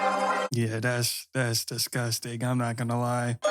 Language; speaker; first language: English; native; English